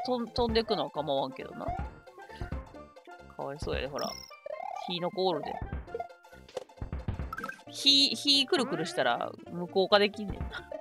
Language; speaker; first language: Japanese; native; Japanese